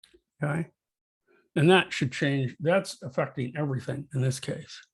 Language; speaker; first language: English; native; English